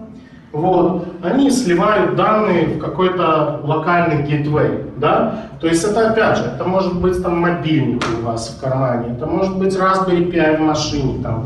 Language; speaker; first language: Russian; native; Russian